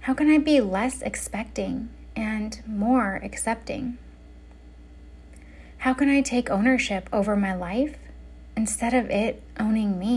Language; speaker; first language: English; native; English